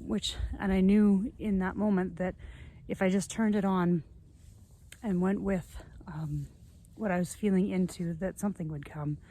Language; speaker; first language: English; native; English